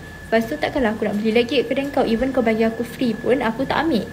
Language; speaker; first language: Malay; native; Malay